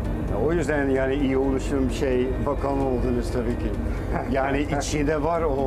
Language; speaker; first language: Turkish; non-native, fluent; Dutch